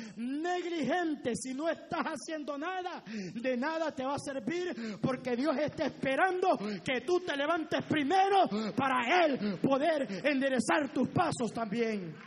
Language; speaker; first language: Spanish; native; Spanish